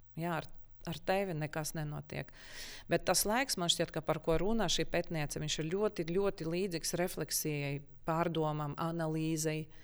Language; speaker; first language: Latvian; non-native, local second language; Russian